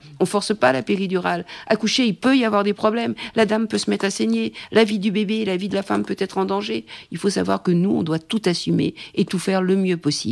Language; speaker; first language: French; native; French